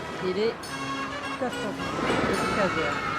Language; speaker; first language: French; native; French